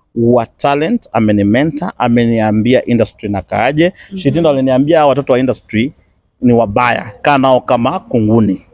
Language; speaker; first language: Swahili; native; Swahili